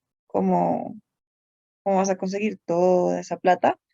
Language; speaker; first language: Spanish; native; Spanish